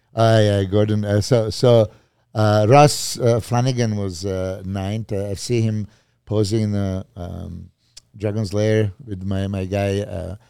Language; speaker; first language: English; non-native, fluent; Serbian